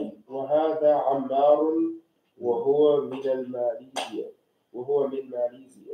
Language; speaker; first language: Arabic; non-native, learner; English